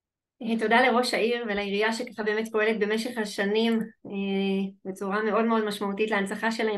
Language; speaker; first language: Hebrew; native; Hebrew